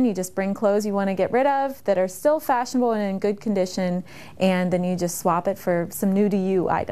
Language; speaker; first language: English; native; English